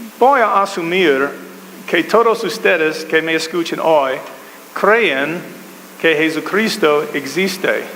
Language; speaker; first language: Spanish; non-native, fluent; English